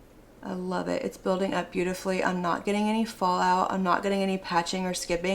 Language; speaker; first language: English; native; English